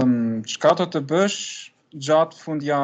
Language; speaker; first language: Albanian; non-native, learner; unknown